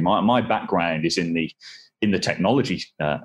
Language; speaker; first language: English; native; English